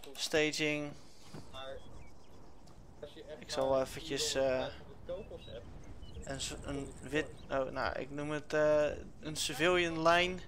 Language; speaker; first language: Dutch; native; Dutch